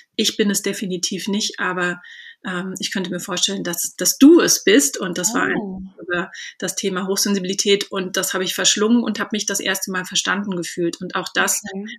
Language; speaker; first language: German; native; German